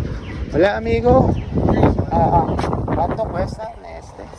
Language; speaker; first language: Spanish; non-native, learner; Filipino